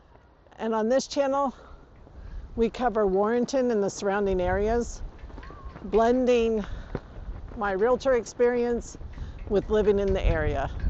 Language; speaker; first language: English; native; English